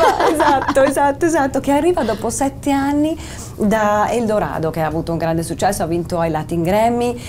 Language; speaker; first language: Italian; native; Italian